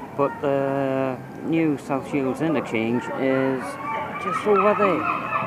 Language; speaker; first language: English; native; English